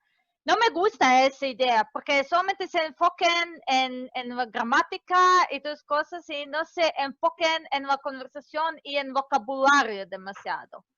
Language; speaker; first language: Spanish; non-native, fluent; Serbian